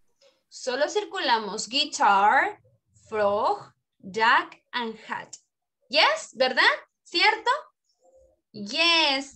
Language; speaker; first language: English; non-native, learner; Spanish